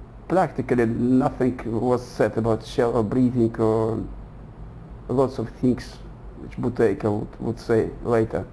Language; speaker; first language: English; non-native, fluent; Russian